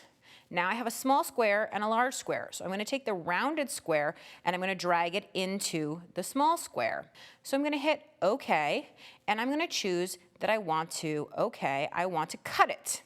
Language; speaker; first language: English; native; English